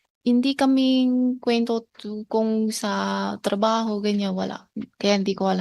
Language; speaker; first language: Filipino; non-native, learner; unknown